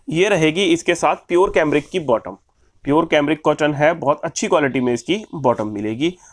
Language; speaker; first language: Hindi; native; Hindi